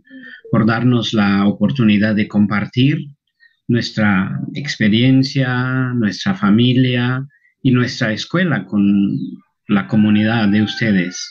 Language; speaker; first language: Spanish; non-native, local second language; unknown